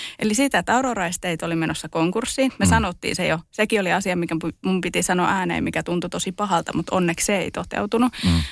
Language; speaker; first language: Finnish; early bilingual, other home language; Estonian